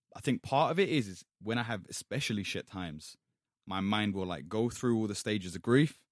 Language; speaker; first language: English; native; English